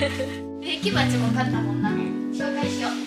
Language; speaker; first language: Japanese; native; Japanese